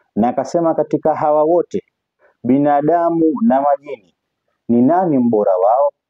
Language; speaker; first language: Swahili; native; Swahili